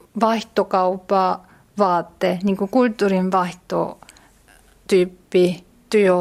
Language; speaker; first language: Finnish; non-native, learner; Korean